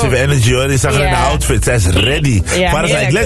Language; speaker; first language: Dutch; native; Dutch